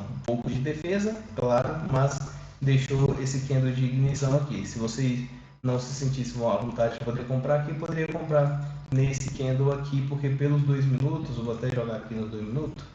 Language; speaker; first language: Portuguese; native; Portuguese